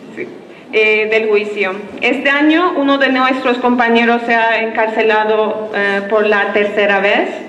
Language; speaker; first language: Spanish; non-native, fluent; Turkish